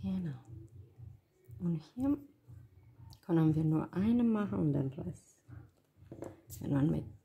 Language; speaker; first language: German; non-native, learner; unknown